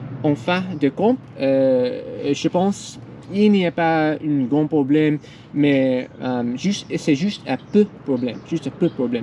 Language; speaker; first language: French; non-native, learner; English